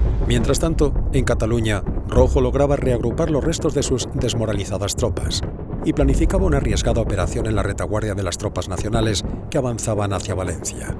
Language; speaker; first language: Spanish; native; Spanish